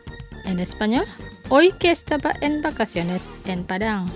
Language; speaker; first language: Spanish; non-native, fluent; Indonesian